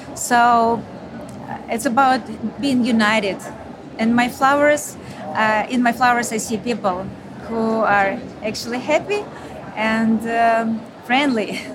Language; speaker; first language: English; non-native, learner; Ukrainian